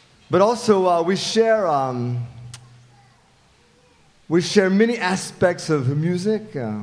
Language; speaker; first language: English; native; English